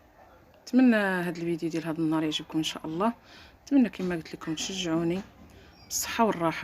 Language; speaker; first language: Arabic; native; Arabic